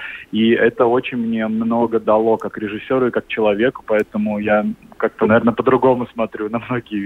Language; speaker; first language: Russian; native; Russian